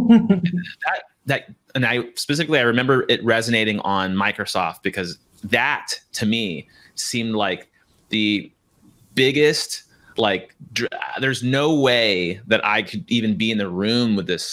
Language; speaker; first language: English; native; English